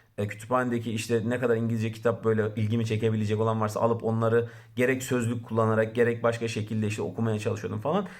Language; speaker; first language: Turkish; native; Turkish